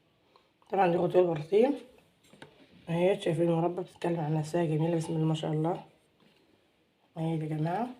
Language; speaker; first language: Arabic; native; Arabic